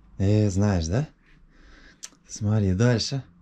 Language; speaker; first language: Russian; native; Russian